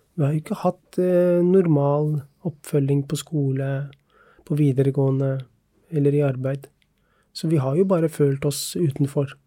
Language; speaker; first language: Norwegian; early bilingual, other home language; Urdu